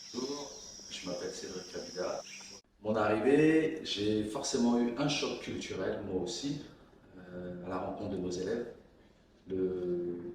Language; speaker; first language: French; native; French